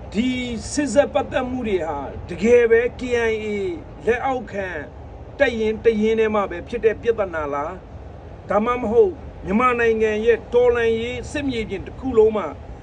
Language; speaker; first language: Burmese; non-native, local second language; Nepali